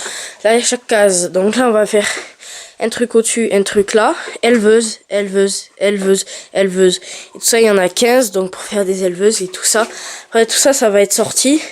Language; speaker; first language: French; native; French